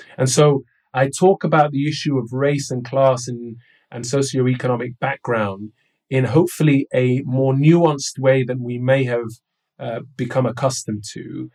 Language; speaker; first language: English; early bilingual, other home language; Somali